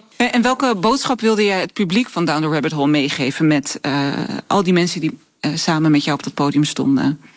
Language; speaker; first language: Dutch; native; Dutch